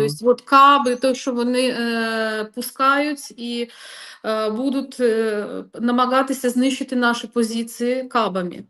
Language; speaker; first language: Ukrainian; non-native, local second language; Russian